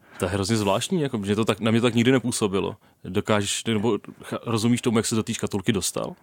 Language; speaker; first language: Czech; native; Czech